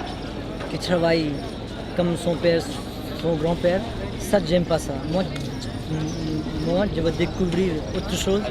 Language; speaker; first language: French; non-native, learner; Hindi